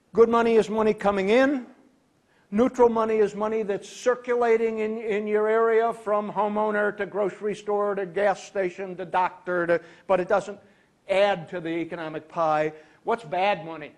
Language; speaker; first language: English; native; English